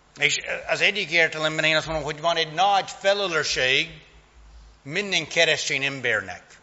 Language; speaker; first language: Hungarian; non-native, fluent; English